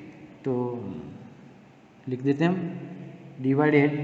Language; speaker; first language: Hindi; native; Hindi